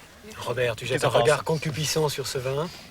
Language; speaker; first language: French; native; French